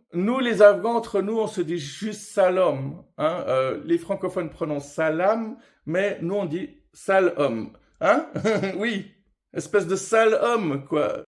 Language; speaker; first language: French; early bilingual, other home language; Persian